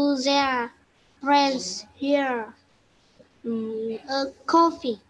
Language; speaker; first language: English; non-native, learner; Vietnamese